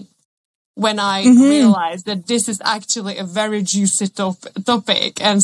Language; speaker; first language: English; non-native, fluent; Czech